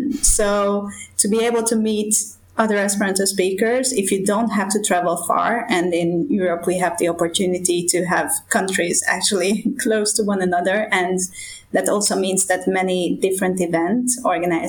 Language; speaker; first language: English; non-native, fluent; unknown